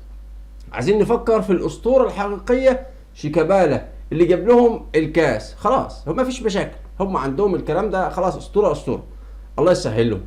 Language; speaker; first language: Arabic; native; Arabic